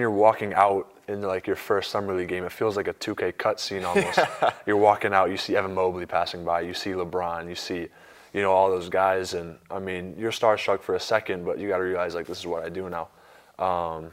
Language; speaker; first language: English; native; English